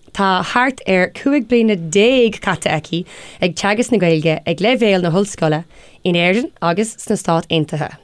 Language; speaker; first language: Irish; non-native, local second language; English